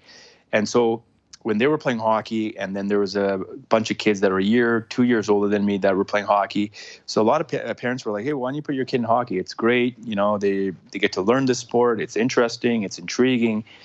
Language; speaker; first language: English; non-native, fluent; Punjabi